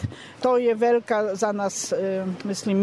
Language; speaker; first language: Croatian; non-native, learner; Polish